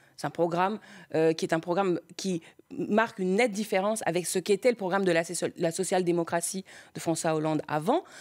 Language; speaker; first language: French; early bilingual, other home language; Spanish